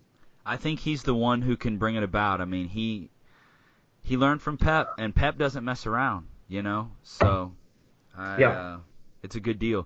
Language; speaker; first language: English; native; English